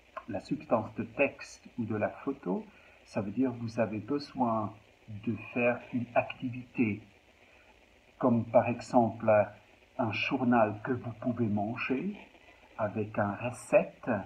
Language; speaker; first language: French; non-native, local second language; German